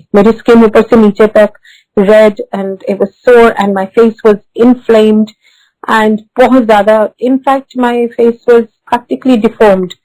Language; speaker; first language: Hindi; early bilingual, heritage; Hindi